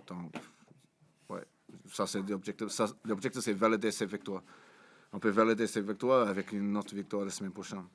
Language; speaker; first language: French; non-native, fluent; English